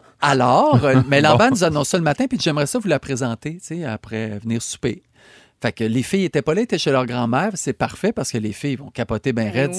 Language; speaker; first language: French; native; French